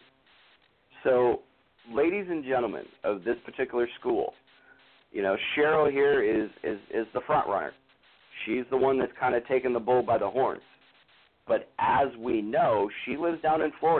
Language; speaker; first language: English; native; English